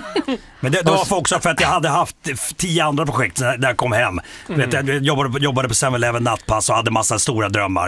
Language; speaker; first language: Swedish; native; Swedish